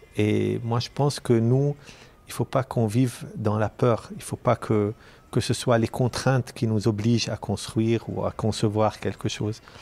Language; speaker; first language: French; non-native, local second language; Arabic